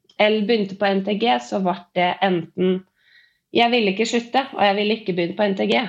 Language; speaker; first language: Norwegian; native; Norwegian